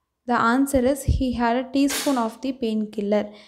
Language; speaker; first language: English; non-native, local second language; Tamil